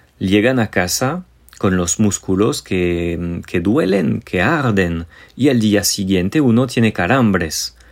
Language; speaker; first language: Spanish; non-native, fluent; French